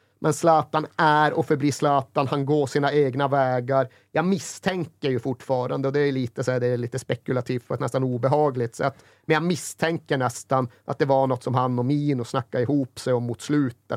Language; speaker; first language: Swedish; native; Swedish